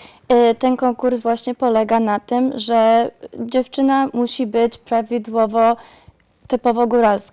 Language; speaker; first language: Polish; early bilingual, heritage; Polish